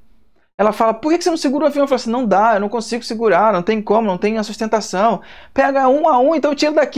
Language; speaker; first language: Portuguese; native; Portuguese